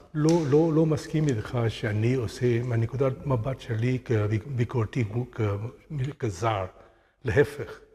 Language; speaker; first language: Hebrew; non-native, fluent; Burmese